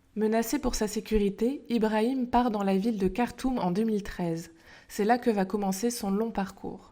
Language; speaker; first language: French; native; French